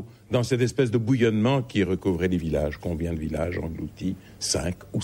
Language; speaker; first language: French; native; French